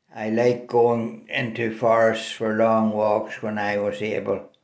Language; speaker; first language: English; native; English